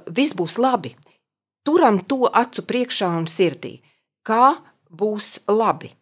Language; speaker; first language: Latvian; native; Latvian